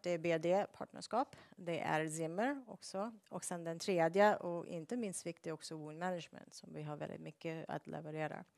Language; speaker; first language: Swedish; non-native, fluent; English